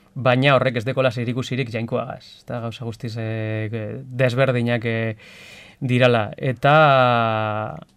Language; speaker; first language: Basque; non-native, local second language; Spanish